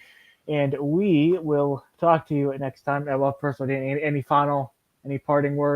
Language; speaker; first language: English; native; English